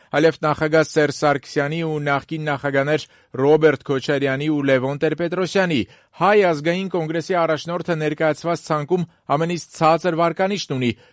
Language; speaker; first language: Armenian; native; Armenian